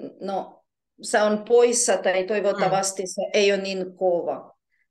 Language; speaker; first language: Finnish; non-native, learner; Ukrainian